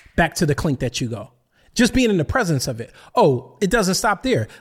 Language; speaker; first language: English; native; English